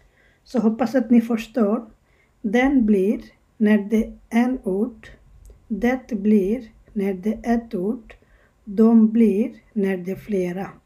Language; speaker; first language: Swedish; non-native, learner; Bangla